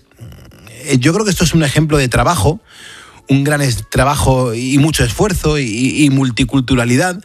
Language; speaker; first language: Spanish; native; Spanish